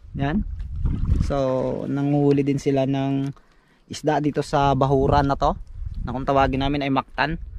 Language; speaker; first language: Filipino; non-native, local second language; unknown